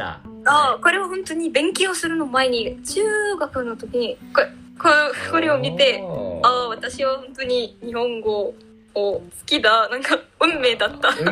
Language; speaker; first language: Japanese; non-native, learner; Arabic